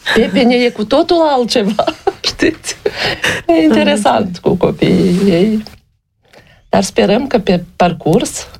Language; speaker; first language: Romanian; native; Romanian